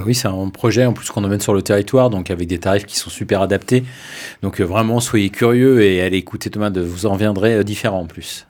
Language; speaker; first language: French; native; French